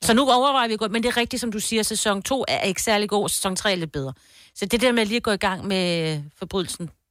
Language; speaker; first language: Danish; native; Danish